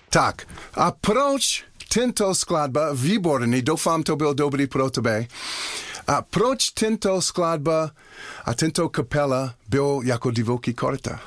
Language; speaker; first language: Czech; non-native, learner; English